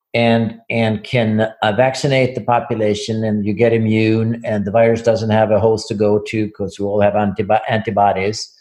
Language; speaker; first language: English; non-native, fluent; Swedish